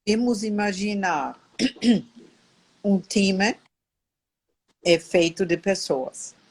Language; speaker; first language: Portuguese; non-native, learner; German